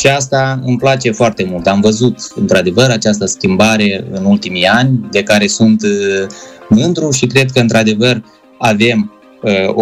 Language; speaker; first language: Romanian; native; Romanian